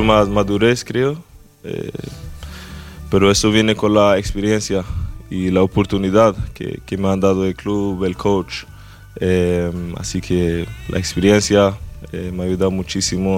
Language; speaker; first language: Spanish; non-native, fluent; Swedish